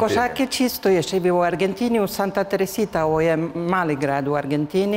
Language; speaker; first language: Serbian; early bilingual, heritage; Spanish